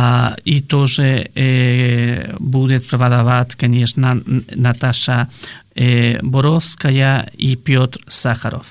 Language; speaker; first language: Russian; non-native, fluent; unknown